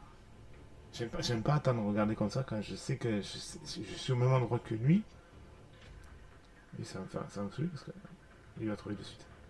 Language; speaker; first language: French; native; French